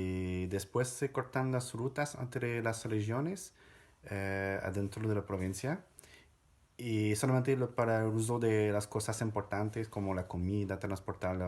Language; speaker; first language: Spanish; non-native, fluent; French